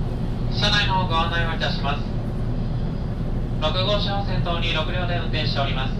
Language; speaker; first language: Japanese; native; Japanese